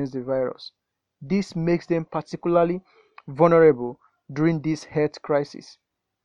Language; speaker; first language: English; non-native, local second language; Yoruba